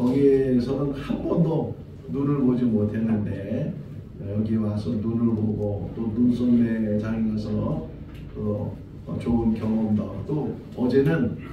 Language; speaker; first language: Korean; native; Korean